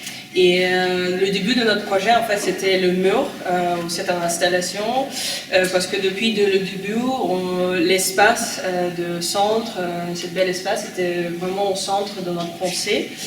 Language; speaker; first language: French; non-native, learner; Russian